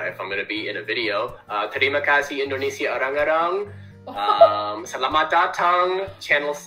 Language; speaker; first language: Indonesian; non-native, learner; English